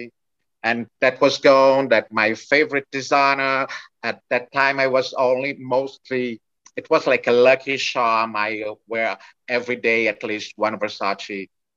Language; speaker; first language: English; non-native, fluent; Portuguese